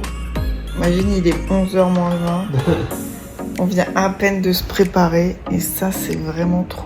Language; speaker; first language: French; native; French